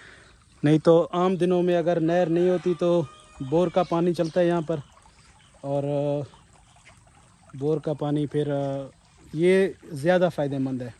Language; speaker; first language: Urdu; non-native, local second language; Saraiki